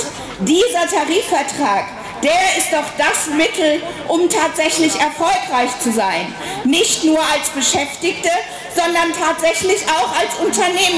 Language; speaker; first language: German; native; German